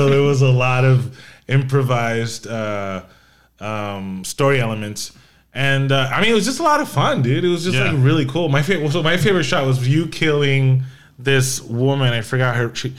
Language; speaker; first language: English; non-native, fluent; Spanish